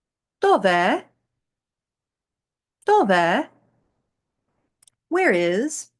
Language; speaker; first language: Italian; non-native, fluent; English